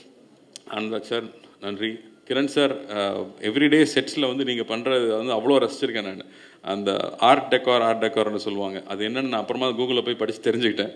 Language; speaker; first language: Tamil; native; Tamil